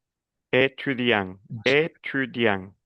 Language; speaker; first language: French; non-native, fluent; Spanish